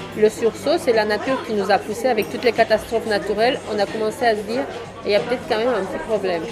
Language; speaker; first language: French; non-native, fluent; Romanian